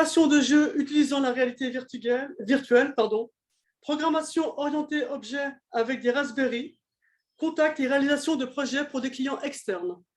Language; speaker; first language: French; native; French